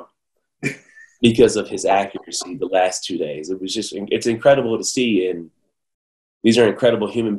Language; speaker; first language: English; native; English